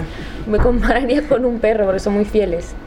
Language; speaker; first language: Spanish; native; Spanish